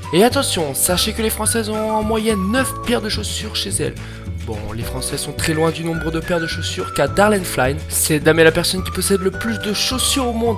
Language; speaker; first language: French; native; French